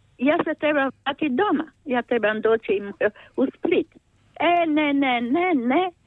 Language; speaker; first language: Croatian; native; Croatian